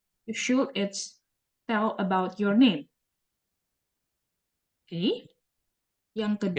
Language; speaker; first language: English; non-native, learner; Indonesian